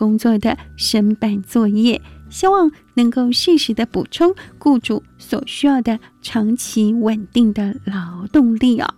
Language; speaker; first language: Chinese; native; Chinese